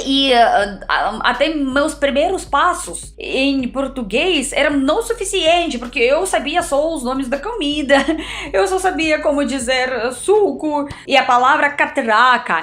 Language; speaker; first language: Portuguese; non-native, fluent; Russian